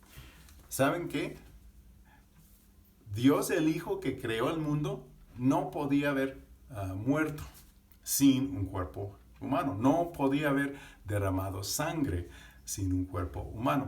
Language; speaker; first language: Spanish; non-native, fluent; English